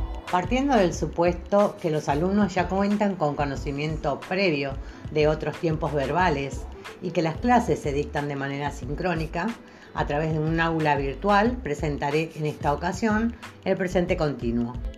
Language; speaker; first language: Spanish; native; Spanish